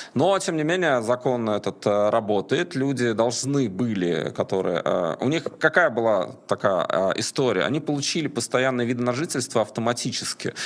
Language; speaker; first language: Russian; native; Russian